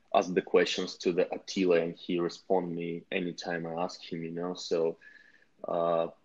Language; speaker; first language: English; non-native, fluent; Russian